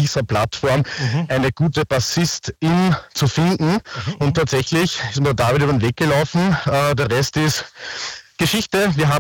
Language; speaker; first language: German; native; German